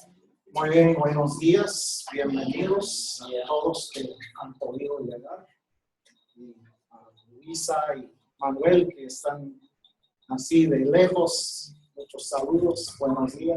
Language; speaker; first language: Spanish; non-native, fluent; English